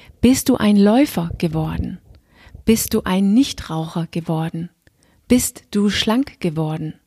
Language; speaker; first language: German; non-native, fluent; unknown